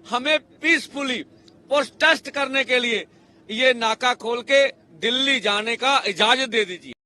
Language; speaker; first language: Hindi; non-native, local second language; Punjabi